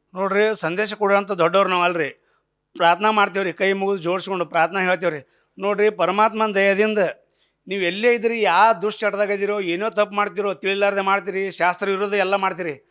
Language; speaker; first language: Kannada; native; Kannada